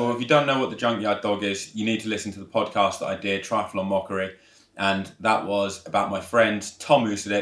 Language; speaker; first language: English; native; English